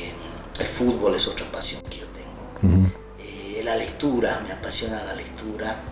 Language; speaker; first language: Spanish; native; Spanish